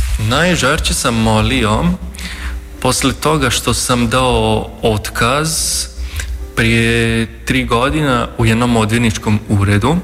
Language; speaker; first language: Croatian; non-native, local second language; Hungarian